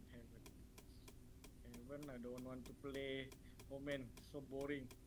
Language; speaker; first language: English; non-native, local second language; Malay